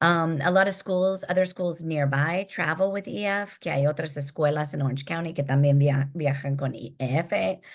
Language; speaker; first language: Spanish; early bilingual, heritage; Spanish